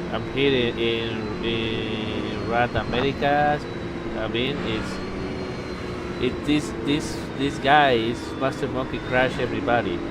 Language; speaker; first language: English; non-native, learner; Spanish